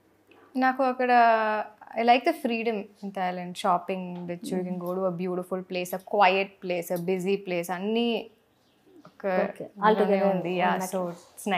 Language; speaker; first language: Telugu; non-native, local second language; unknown